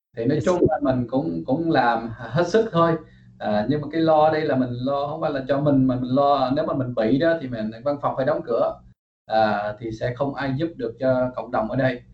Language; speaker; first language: Vietnamese; early bilingual, heritage; Vietnamese